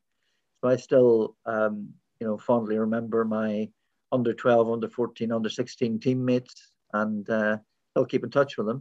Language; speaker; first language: English; native; English